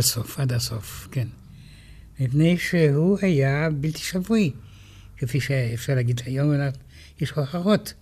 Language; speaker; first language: Hebrew; non-native, fluent; Romanian